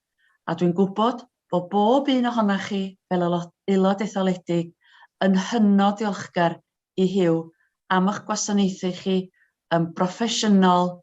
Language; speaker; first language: Welsh; native; Welsh